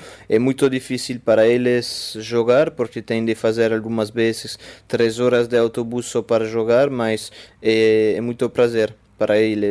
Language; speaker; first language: Portuguese; non-native, fluent; French